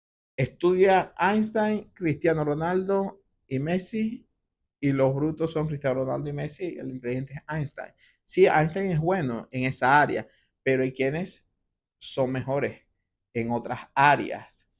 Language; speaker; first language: Spanish; native; Spanish